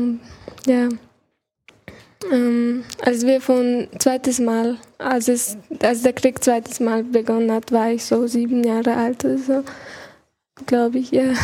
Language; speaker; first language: German; early bilingual, other home language; Chechen